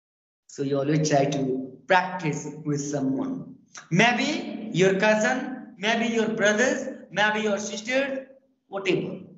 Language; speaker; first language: English; non-native, learner; Hindi